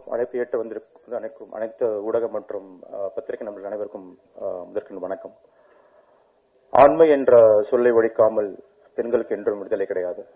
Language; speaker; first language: Tamil; native; Tamil